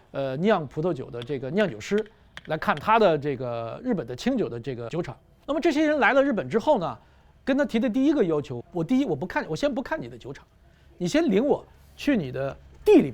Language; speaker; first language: Chinese; native; Chinese